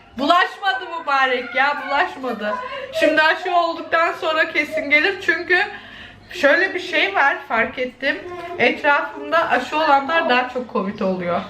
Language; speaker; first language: Turkish; early bilingual, heritage; Turkish